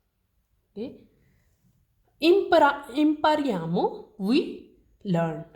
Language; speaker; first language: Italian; non-native, learner; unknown